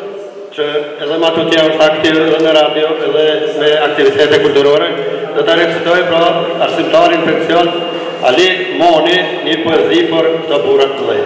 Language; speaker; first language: Albanian; native; Albanian